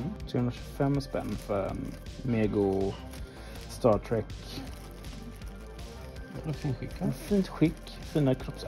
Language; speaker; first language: Swedish; native; Swedish